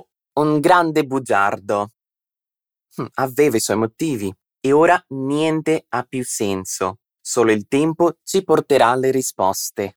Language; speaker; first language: Italian; non-native, fluent; Portuguese